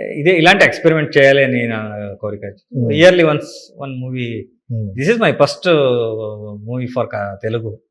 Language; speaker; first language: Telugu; non-native, learner; Kannada